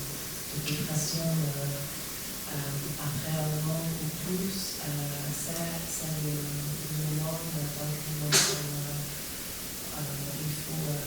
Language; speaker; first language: French; non-native, fluent; English